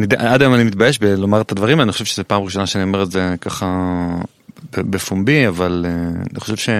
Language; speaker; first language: Hebrew; native; Hebrew